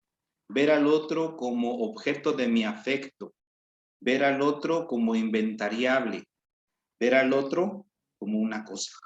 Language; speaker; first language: Spanish; native; Spanish